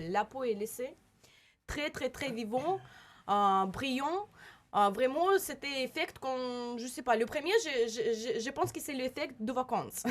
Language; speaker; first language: French; non-native, learner; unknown